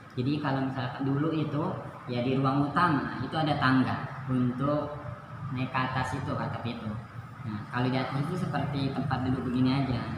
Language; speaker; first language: Indonesian; native; Indonesian